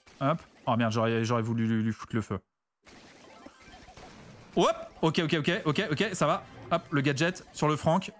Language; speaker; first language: French; native; French